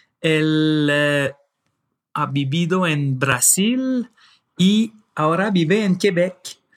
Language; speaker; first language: Spanish; non-native, fluent; French